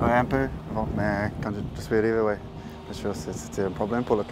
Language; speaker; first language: French; non-native, learner; English